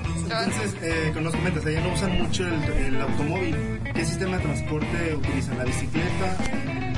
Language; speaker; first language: Spanish; native; Spanish